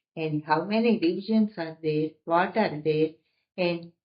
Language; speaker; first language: English; non-native, local second language; Telugu